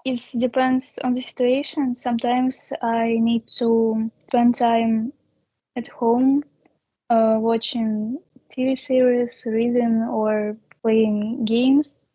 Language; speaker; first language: English; non-native, learner; Russian